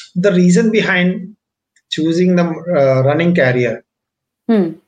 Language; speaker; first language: English; non-native, local second language; Punjabi